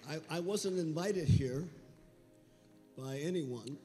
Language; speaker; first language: English; native; English